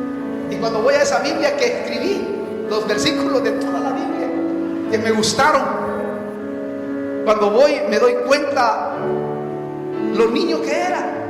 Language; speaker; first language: Spanish; native; Spanish